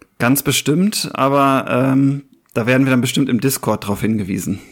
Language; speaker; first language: German; native; German